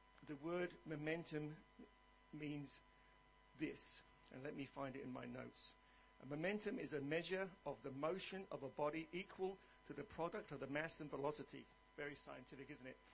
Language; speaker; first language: English; native; English